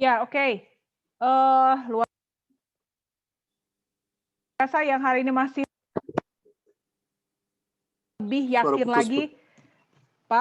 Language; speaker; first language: Indonesian; native; Indonesian